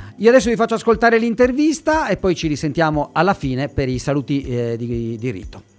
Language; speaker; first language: Italian; native; Italian